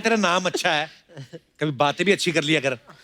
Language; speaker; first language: Hindi; native; Hindi